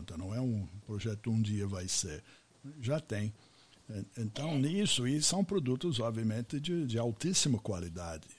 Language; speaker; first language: Portuguese; non-native, fluent; English